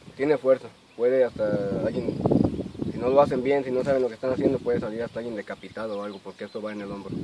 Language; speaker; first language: Spanish; native; Spanish